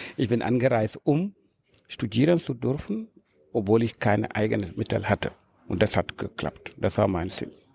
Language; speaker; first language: German; non-native, fluent; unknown